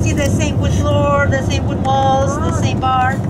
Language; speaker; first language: English; non-native, fluent; Spanish